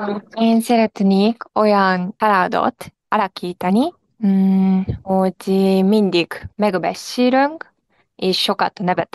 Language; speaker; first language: Hungarian; non-native, learner; Japanese